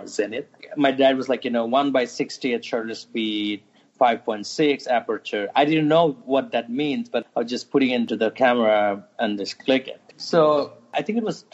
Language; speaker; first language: English; non-native, local second language; Bangla